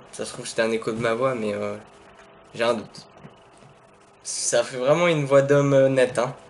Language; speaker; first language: French; native; French